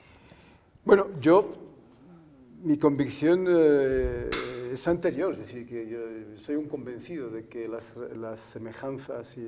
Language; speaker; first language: Spanish; non-native, fluent; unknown